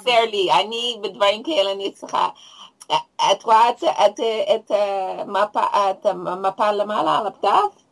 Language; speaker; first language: Hebrew; non-native, fluent; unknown